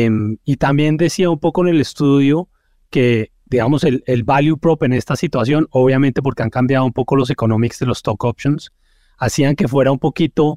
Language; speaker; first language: Spanish; native; Spanish